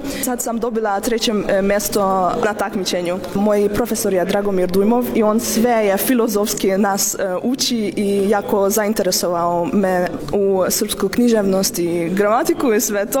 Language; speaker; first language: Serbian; non-native, learner; Hungarian